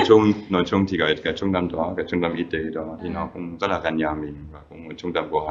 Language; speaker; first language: Vietnamese; non-native, fluent; German